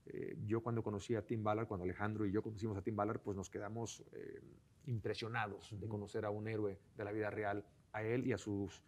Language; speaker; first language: Spanish; native; Spanish